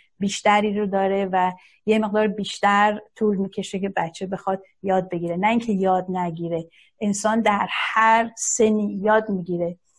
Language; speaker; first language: Persian; non-native, local second language; Azerbaijani